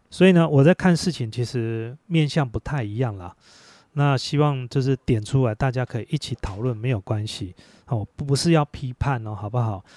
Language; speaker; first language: Chinese; native; Chinese